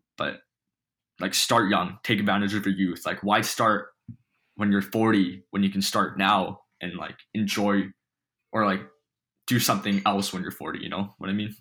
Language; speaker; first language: English; early bilingual, other home language; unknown